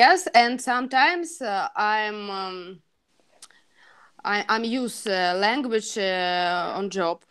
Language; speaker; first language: English; non-native, learner; Russian